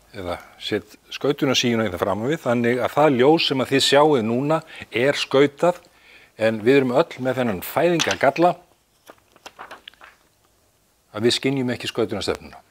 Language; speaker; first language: Icelandic; native; Icelandic